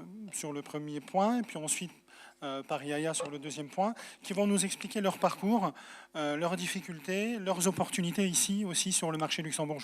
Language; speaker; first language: French; native; French